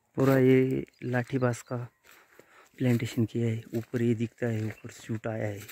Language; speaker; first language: Hindi; non-native, local second language; Marathi